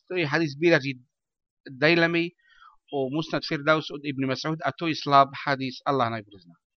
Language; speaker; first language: Bosnian; non-native, learner; Arabic